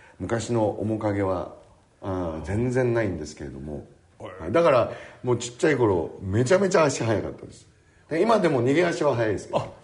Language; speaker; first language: Japanese; native; Japanese